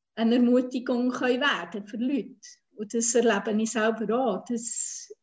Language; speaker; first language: German; non-native, fluent; Swiss German